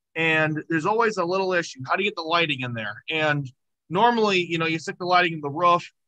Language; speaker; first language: English; native; English